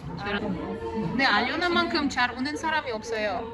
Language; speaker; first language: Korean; non-native, learner; Russian